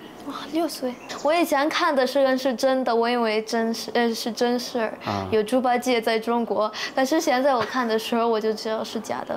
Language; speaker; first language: Chinese; early bilingual, heritage; Chinese